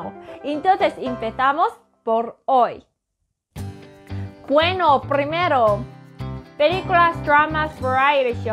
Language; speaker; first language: Spanish; non-native, fluent; Korean